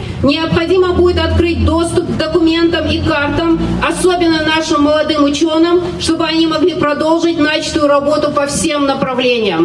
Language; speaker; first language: Russian; non-native, local second language; Ingush